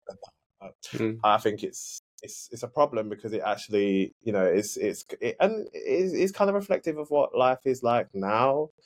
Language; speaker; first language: English; native; English